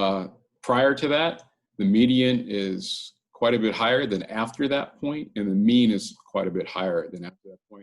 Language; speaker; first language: English; native; English